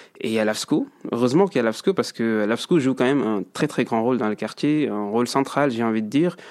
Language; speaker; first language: French; early bilingual, other home language; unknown